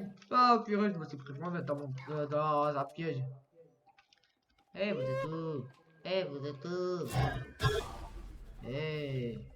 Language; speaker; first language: French; native; French